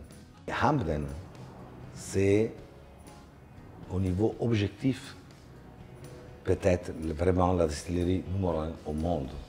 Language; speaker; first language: French; non-native, fluent; Italian